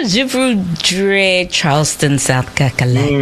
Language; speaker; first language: French; non-native, learner; English